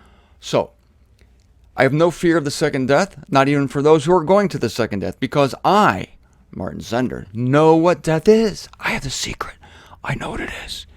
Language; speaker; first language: English; native; English